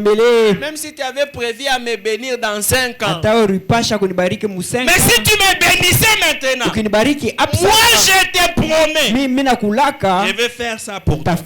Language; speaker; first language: French; non-native, local second language; Swahili